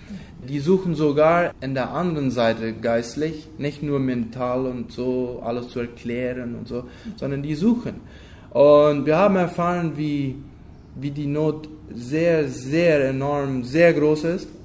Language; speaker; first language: German; non-native, local second language; Low German